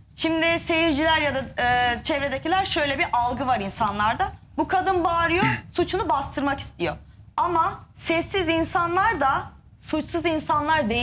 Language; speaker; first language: Turkish; native; Turkish